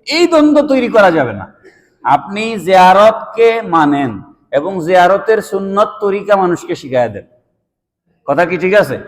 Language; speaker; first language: Bangla; native; Bangla